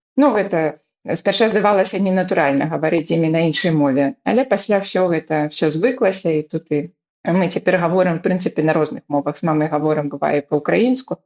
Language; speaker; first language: Belarusian; non-native, local second language; Russian